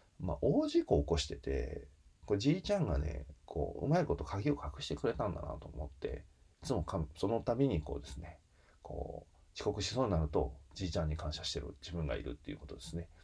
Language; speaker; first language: Japanese; native; Japanese